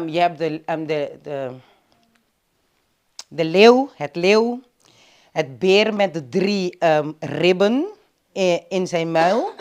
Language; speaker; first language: Dutch; non-native, local second language; Papiamento